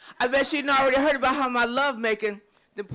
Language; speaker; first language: English; native; English